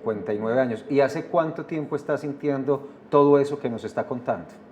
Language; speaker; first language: Spanish; native; Spanish